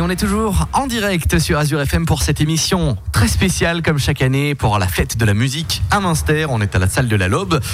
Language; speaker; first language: French; native; French